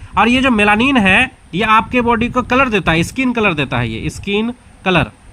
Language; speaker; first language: Hindi; native; Hindi